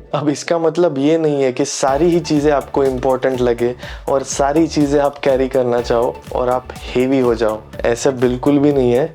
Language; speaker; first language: Hindi; non-native, local second language; Marathi